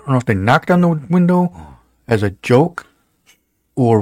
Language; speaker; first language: English; native; English